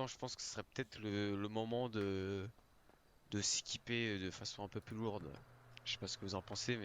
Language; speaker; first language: French; native; French